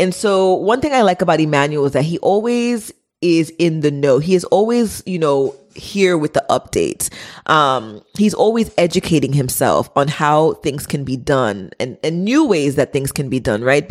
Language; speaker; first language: English; early bilingual, other home language; Haitian Creole